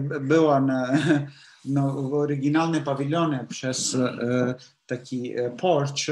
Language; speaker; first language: Polish; non-native, learner; Italian